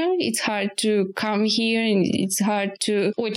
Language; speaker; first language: English; non-native, fluent; Bulgarian